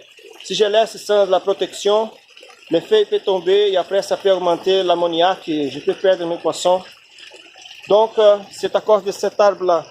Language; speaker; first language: French; non-native, fluent; Portuguese